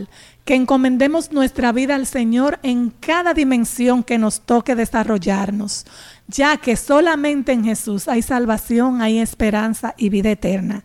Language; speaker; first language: Spanish; native; Spanish